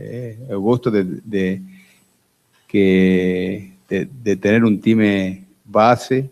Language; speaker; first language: Spanish; non-native, fluent; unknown